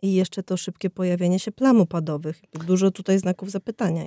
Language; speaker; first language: Polish; native; Polish